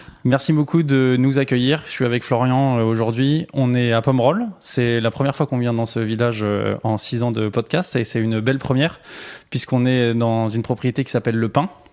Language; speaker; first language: French; native; French